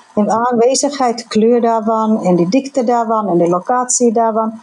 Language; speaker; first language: Dutch; non-native, fluent; Finnish